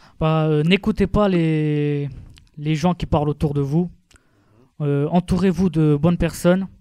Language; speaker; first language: French; non-native, fluent; Romanian